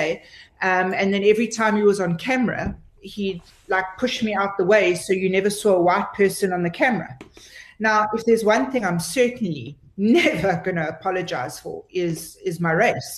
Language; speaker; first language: English; native; English